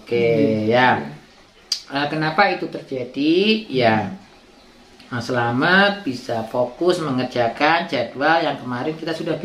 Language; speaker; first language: Indonesian; native; Indonesian